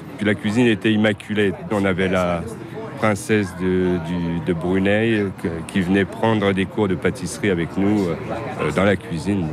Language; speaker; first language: French; native; French